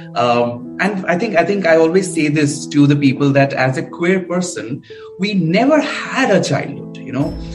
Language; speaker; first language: English; non-native, local second language; Bangla